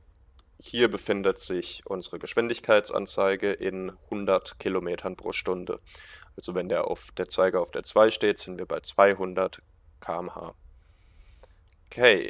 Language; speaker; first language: German; native; German